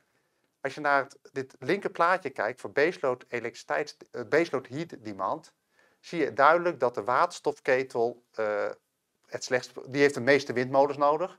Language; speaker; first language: Dutch; native; Dutch